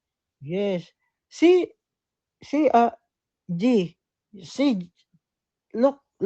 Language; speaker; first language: English; non-native, learner; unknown